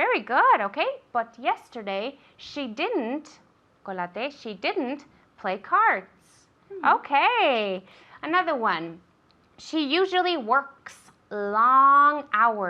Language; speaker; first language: English; non-native, fluent; Spanish